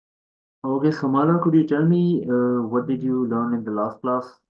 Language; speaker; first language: English; non-native, local second language; Urdu